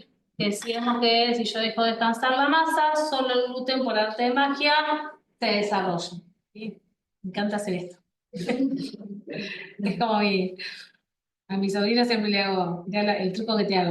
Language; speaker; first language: Spanish; native; Spanish